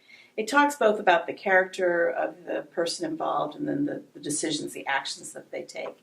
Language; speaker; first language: English; native; English